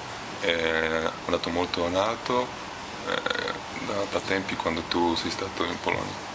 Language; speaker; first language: Italian; non-native, fluent; Polish